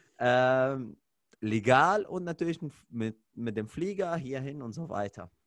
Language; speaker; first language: German; non-native, fluent; Arabic